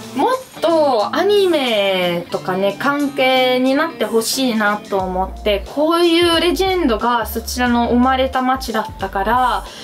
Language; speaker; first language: Japanese; non-native, fluent; Italian